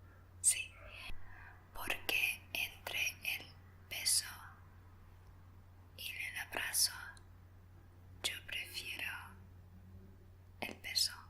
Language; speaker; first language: Spanish; non-native, fluent; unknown